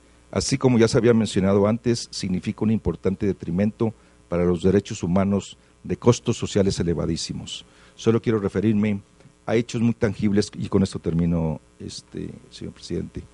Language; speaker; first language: Spanish; native; Spanish